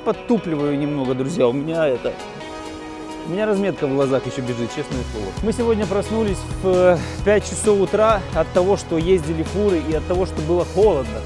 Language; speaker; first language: Russian; native; Russian